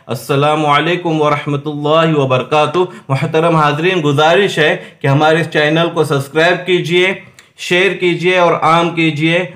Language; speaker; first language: Urdu; non-native, local second language; Punjabi